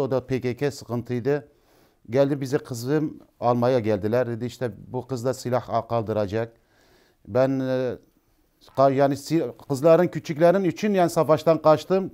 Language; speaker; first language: Turkish; non-native, learner; Arabic